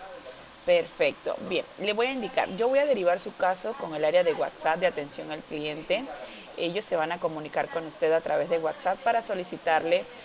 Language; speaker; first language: Spanish; native; Spanish